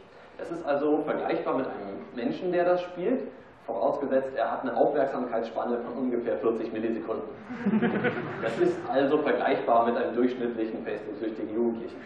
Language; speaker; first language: German; native; German